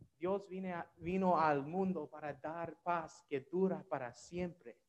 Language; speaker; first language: Spanish; non-native, learner; English